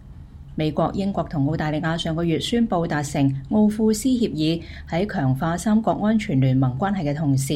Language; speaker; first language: Chinese; non-native, local second language; Cantonese